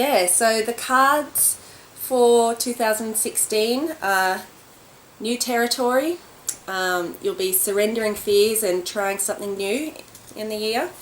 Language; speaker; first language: English; native; English